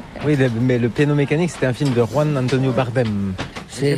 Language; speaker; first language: French; native; French